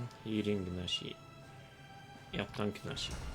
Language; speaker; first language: Japanese; non-native, learner; English